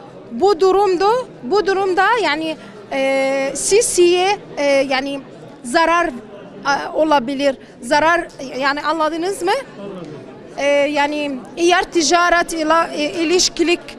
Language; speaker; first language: Turkish; non-native, learner; Arabic